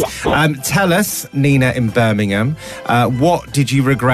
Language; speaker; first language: English; native; English